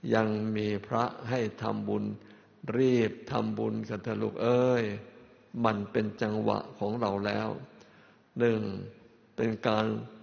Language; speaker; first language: Thai; native; Thai